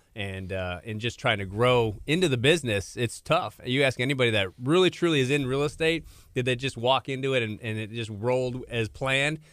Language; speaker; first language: English; native; English